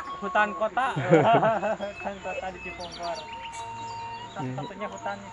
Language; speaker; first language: Indonesian; non-native, local second language; Sundanese